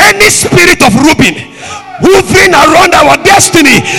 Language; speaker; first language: English; non-native, local second language; Ewe